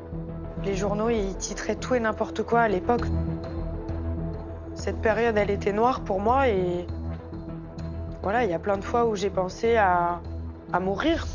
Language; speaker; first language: French; native; French